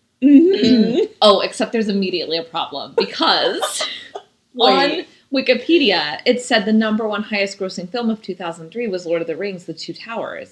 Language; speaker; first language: English; native; English